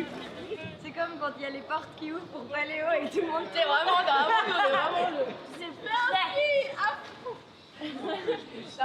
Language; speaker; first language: French; native; French